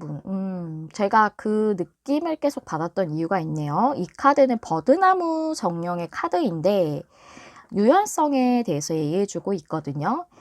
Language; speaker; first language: Korean; native; Korean